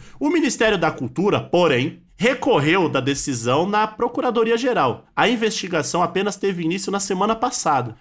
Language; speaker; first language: Portuguese; native; Portuguese